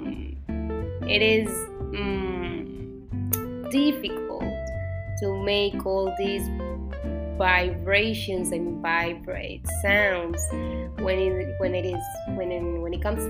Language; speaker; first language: English; non-native, fluent; Spanish